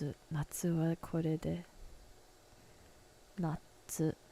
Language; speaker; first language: Japanese; non-native, learner; English